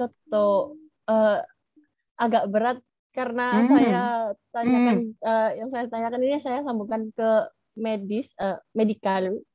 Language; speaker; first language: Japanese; non-native, learner; Indonesian